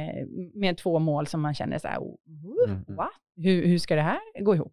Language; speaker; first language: Swedish; native; Swedish